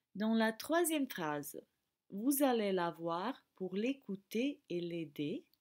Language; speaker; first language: French; non-native, fluent; Croatian